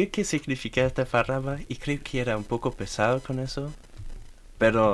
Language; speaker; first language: Spanish; non-native, learner; German